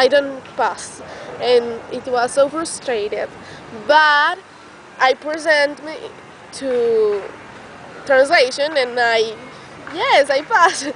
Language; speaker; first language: English; non-native, learner; Spanish